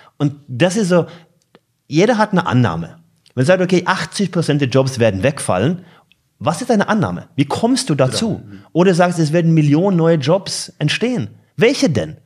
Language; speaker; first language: German; non-native, fluent; Norwegian